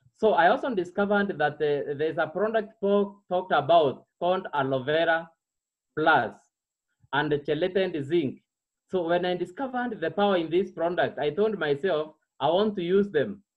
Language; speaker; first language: English; non-native, local second language; Meru